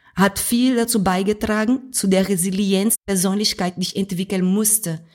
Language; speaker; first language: German; non-native, fluent; Portuguese